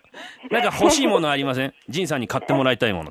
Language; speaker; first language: Japanese; native; Japanese